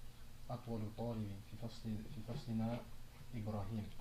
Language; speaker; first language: Arabic; non-native, learner; French